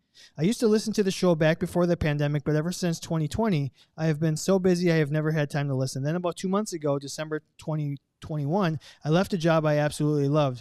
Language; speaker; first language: English; native; English